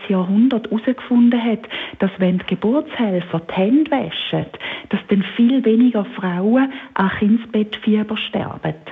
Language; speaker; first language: German; native; German